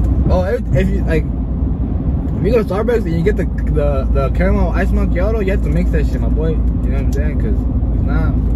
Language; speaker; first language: English; early bilingual, other home language; Spanish